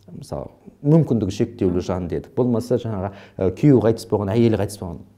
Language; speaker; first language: Kazakh; native; Kazakh